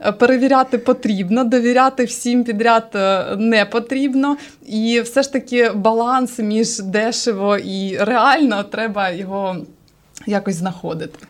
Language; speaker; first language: Ukrainian; native; Ukrainian